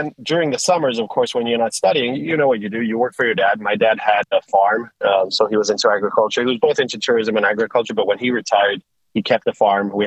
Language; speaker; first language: English; non-native, fluent; Spanish